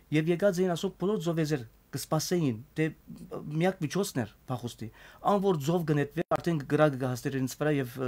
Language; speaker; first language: Armenian; native; Armenian